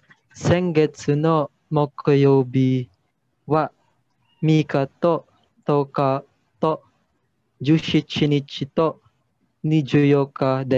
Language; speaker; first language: Japanese; non-native, learner; Filipino